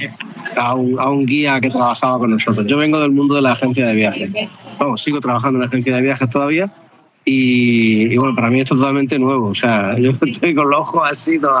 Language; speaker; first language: Spanish; native; Spanish